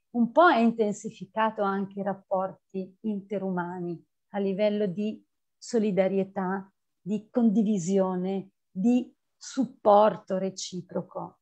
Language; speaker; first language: Italian; native; Italian